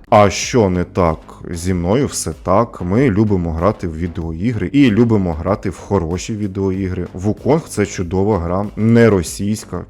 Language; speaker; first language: Ukrainian; non-native, local second language; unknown